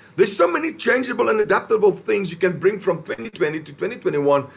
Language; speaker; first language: English; non-native, local second language; Afrikaans